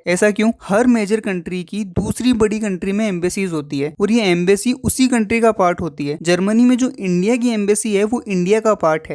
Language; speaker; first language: Hindi; native; Hindi